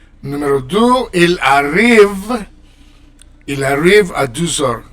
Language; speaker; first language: French; non-native, fluent; Spanish